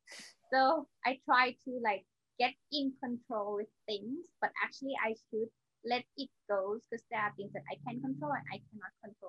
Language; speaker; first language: English; non-native, learner; Thai